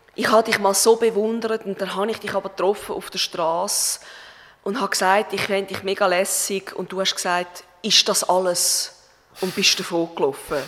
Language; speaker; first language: German; native; German